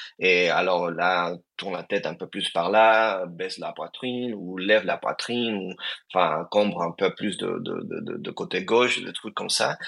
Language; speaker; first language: French; non-native, fluent; Spanish